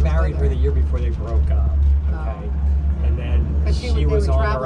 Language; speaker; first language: English; native; English